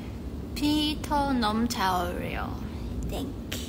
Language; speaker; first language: Korean; non-native, fluent; Chinese